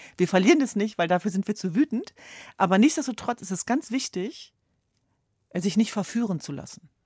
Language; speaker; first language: German; early bilingual, other home language; Kurdish